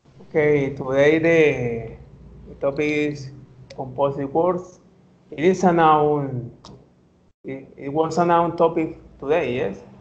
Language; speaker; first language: English; non-native, learner; Spanish